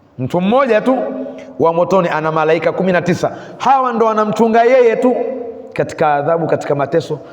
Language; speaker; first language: Swahili; native; Swahili